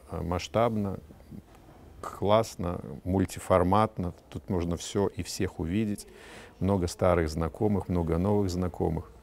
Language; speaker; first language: Russian; native; Russian